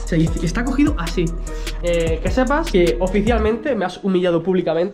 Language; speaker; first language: Spanish; native; Spanish